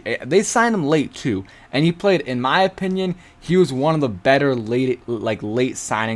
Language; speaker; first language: English; native; English